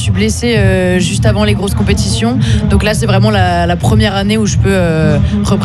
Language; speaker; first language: French; native; French